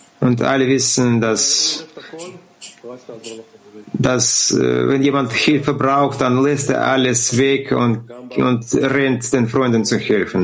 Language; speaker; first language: German; non-native, fluent; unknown